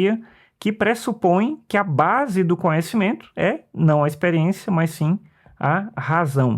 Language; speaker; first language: Portuguese; native; Portuguese